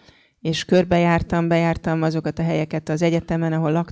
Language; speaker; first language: Hungarian; native; Hungarian